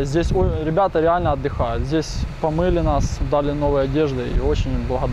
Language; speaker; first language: Russian; native; Russian